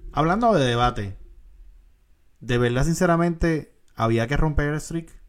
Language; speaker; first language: Spanish; native; Spanish